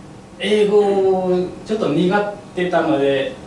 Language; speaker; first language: Japanese; non-native, learner; Vietnamese